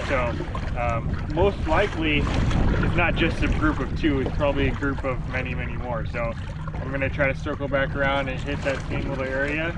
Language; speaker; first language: English; native; English